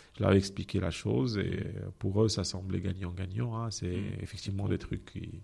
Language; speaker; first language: French; non-native, local second language; Arabic